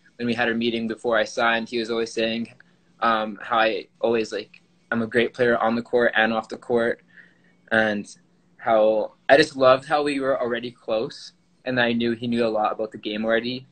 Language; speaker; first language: English; native; English